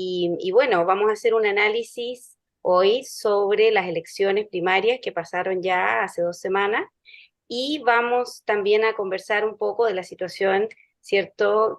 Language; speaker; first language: Spanish; native; Spanish